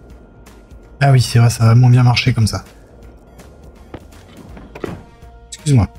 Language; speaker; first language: French; native; French